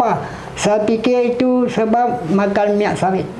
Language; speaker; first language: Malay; non-native, local second language; Achinese